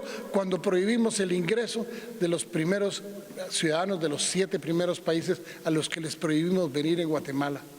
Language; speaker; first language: Spanish; native; Spanish